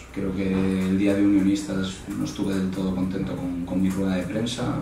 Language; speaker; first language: Spanish; non-native, local second language; Catalan